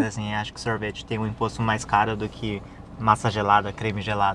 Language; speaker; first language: Portuguese; native; Portuguese